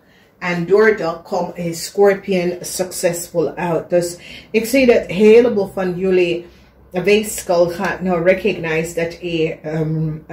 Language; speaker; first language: Dutch; non-native, learner; English